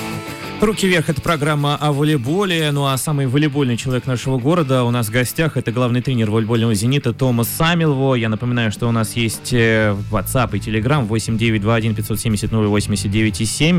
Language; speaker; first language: Russian; native; Russian